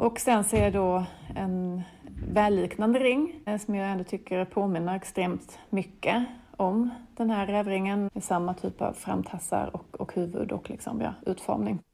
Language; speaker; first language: Swedish; native; Swedish